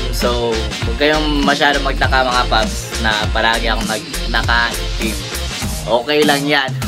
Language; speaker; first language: Filipino; non-native, local second language; Cebuano